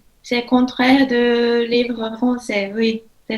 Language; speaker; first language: French; non-native, learner; Japanese